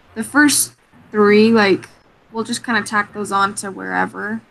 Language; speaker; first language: English; native; English